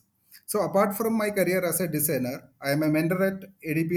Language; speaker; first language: English; non-native, local second language; Malayalam